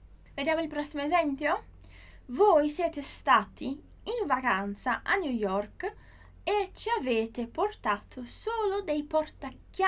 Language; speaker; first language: Italian; non-native, fluent; Portuguese